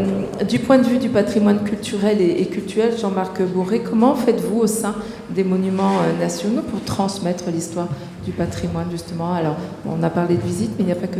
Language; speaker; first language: French; native; French